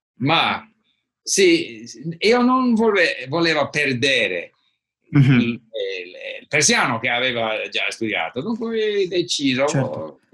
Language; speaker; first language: Italian; non-native, learner; English